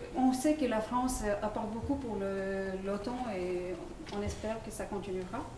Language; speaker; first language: French; non-native, fluent; Lithuanian